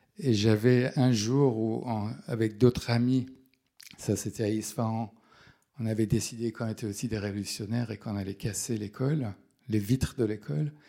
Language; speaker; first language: French; non-native, fluent; Persian